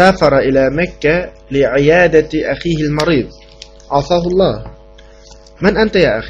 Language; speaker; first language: Arabic; non-native, fluent; Uyghur